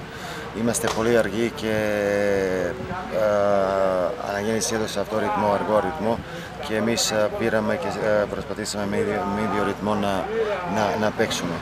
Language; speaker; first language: Greek; non-native, learner; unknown